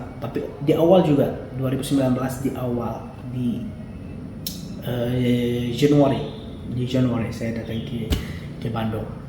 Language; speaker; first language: Indonesian; non-native, fluent; Arabic